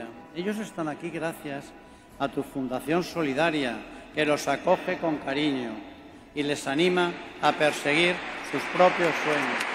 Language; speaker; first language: Spanish; native; Spanish